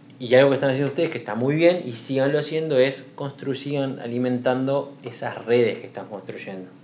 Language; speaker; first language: Spanish; native; Spanish